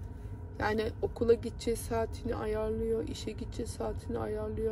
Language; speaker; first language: Turkish; early bilingual, heritage; Turkish